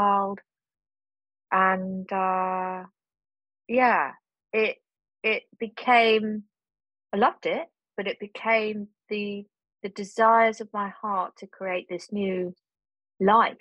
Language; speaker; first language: English; native; English